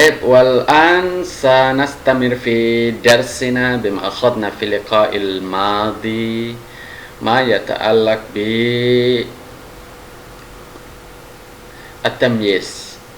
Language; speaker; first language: Arabic; non-native, fluent; Indonesian